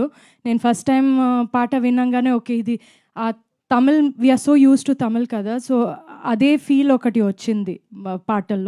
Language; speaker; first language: Telugu; non-native, fluent; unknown